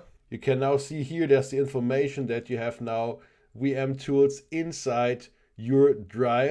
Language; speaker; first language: English; non-native, fluent; German